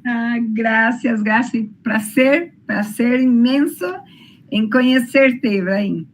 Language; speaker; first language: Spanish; non-native, learner; Portuguese